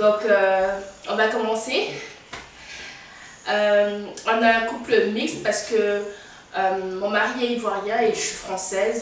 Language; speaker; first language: French; native; French